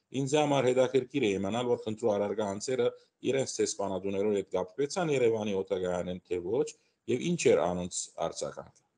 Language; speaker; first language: Armenian; early bilingual, heritage; Armenian